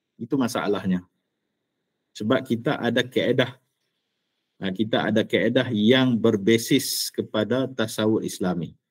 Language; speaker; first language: Malay; native; Malay